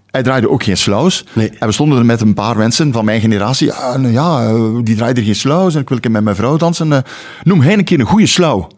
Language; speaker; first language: Dutch; native; Dutch